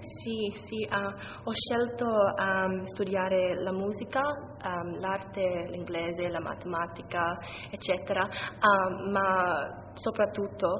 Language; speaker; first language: Italian; non-native, learner; English